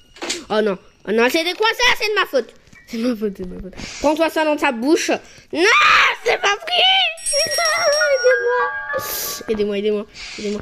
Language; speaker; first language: French; native; French